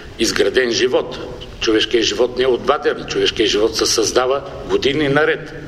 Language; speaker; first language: Bulgarian; non-native, local second language; Turkish